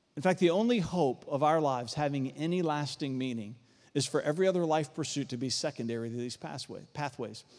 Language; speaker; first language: English; native; English